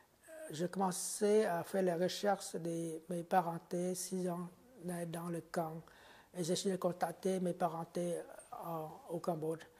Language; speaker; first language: French; non-native, fluent; Khmer